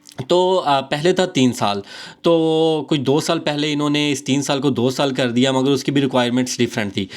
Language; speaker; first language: Urdu; non-native, local second language; Punjabi